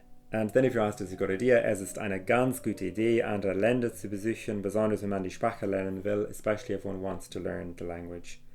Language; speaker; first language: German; non-native, fluent; English